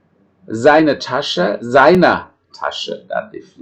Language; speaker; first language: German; non-native, fluent; Indonesian